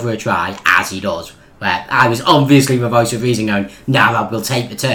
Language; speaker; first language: English; native; English